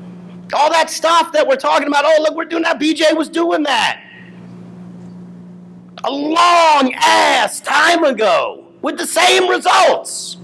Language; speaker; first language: English; native; English